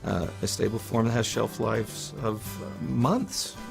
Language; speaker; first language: English; native; English